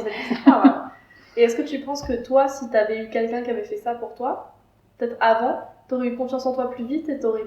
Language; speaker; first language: French; native; French